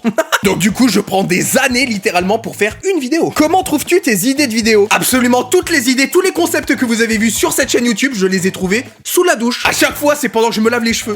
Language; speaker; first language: French; native; French